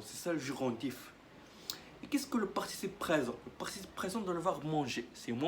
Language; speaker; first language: French; non-native, learner; Arabic